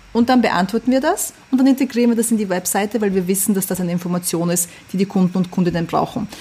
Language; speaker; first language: German; early bilingual, other home language; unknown